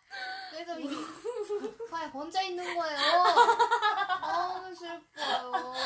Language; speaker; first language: Korean; non-native, fluent; Japanese